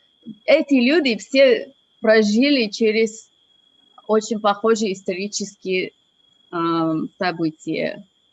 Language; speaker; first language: Russian; non-native, fluent; English